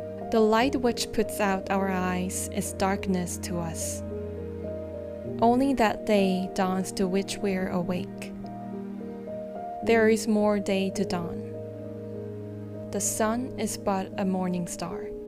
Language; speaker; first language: English; non-native, fluent; Korean